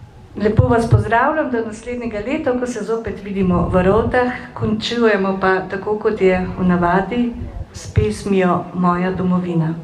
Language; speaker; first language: Slovenian; native; Slovenian